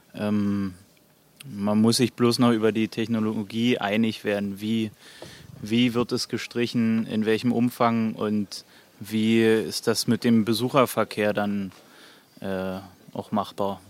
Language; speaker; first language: German; native; German